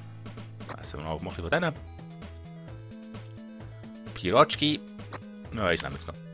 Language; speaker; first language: German; native; German